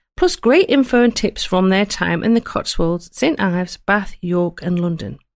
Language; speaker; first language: English; native; English